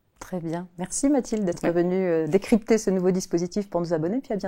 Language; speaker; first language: French; native; French